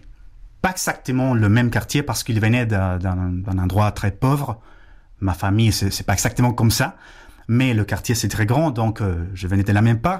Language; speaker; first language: French; non-native, fluent; Spanish